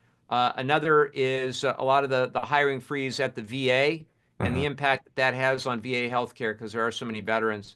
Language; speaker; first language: English; native; English